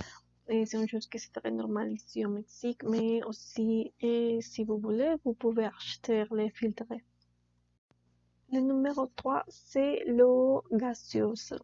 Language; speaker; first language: French; non-native, learner; Spanish